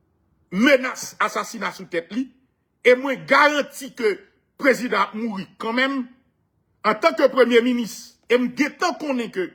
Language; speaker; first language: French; non-native, local second language; Haitian Creole